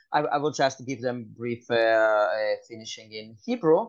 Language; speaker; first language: English; non-native, fluent; Hebrew